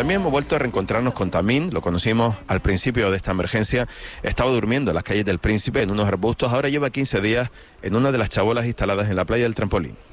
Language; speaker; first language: Spanish; native; Spanish